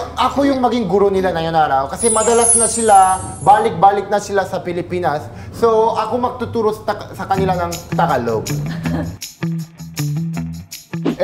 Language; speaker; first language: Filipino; non-native, fluent; Korean